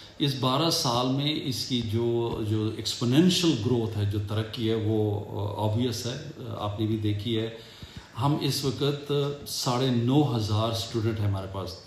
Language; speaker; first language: Urdu; non-native, local second language; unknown